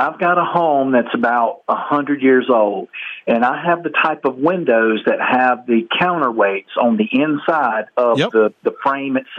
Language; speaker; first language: English; native; English